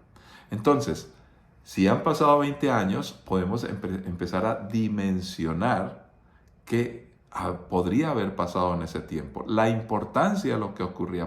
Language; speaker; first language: Spanish; native; Spanish